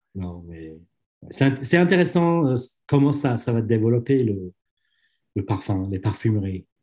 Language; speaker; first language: French; non-native, fluent; English